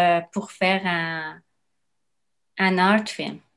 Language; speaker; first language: French; non-native, learner; Persian